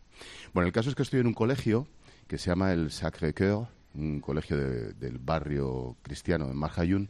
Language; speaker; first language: Spanish; native; Spanish